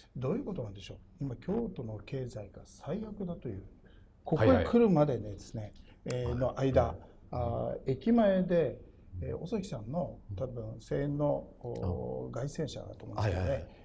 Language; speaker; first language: Japanese; native; Japanese